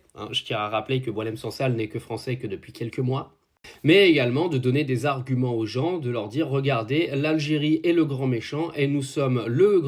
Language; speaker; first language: French; native; French